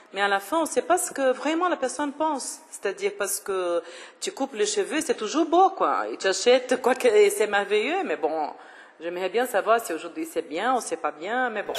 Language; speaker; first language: French; non-native, fluent; Portuguese